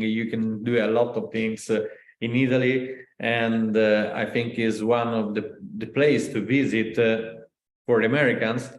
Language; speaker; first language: English; non-native, learner; Italian